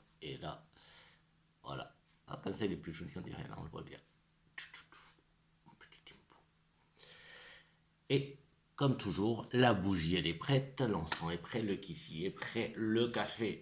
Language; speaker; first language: French; native; French